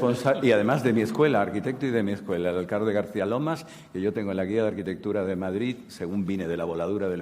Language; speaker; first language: Spanish; native; Spanish